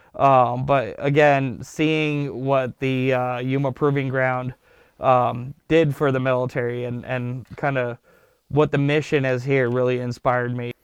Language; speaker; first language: English; early bilingual, other home language; Turkish